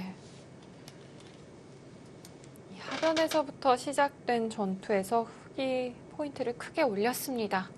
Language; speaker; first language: Korean; native; Korean